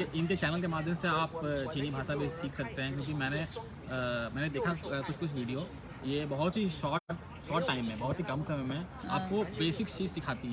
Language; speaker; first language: Hindi; native; Hindi